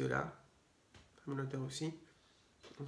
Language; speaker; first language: French; native; French